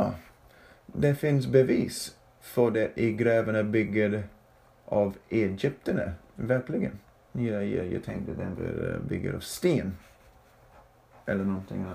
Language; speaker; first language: Swedish; non-native, fluent; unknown